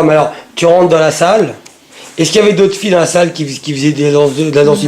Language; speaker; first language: French; native; French